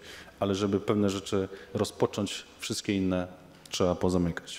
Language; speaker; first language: Polish; native; Polish